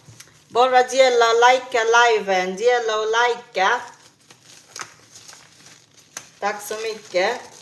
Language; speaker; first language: Swedish; non-native, fluent; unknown